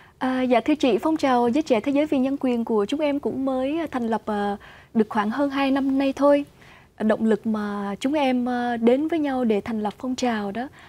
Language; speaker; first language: Vietnamese; early bilingual, heritage; Vietnamese